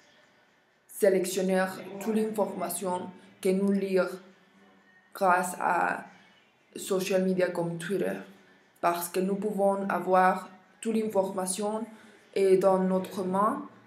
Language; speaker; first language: French; non-native, learner; Spanish